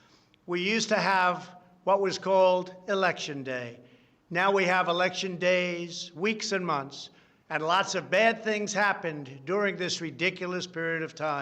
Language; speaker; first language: English; native; English